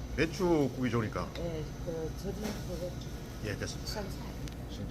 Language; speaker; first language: Korean; native; Korean